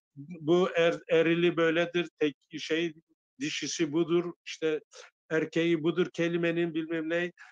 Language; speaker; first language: Turkish; non-native, local second language; Zaza